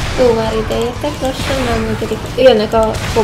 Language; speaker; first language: Hungarian; native; Hungarian